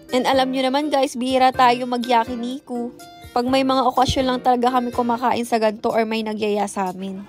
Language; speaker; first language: Filipino; native; Filipino